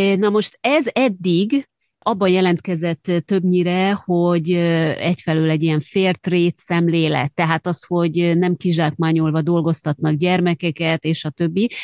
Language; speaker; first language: Hungarian; native; Hungarian